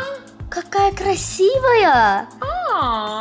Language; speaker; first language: Russian; early bilingual, heritage; Russian